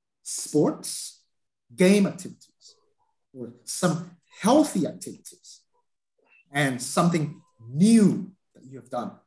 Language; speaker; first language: English; non-native, fluent; Vietnamese